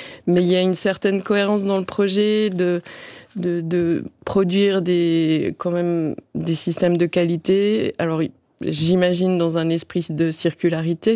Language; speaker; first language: French; native; French